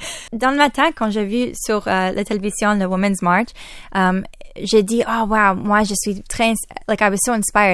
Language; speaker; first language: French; non-native, local second language; English